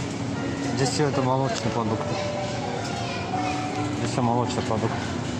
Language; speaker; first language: Russian; non-native, learner; Azerbaijani